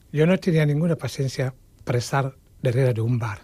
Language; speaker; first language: Catalan; non-native, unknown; Wolof